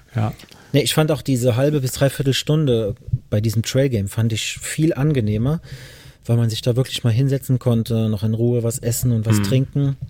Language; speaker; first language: German; native; German